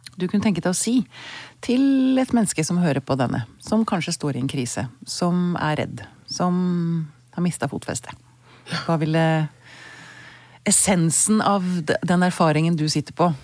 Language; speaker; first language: Norwegian; native; Norwegian